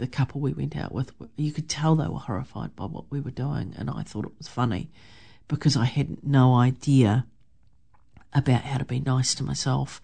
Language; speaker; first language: English; native; English